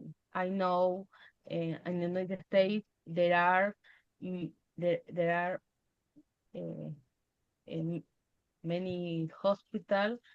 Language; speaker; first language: English; non-native, learner; Spanish